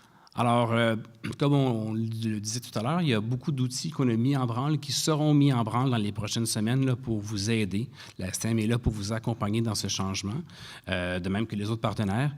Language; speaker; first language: French; native; French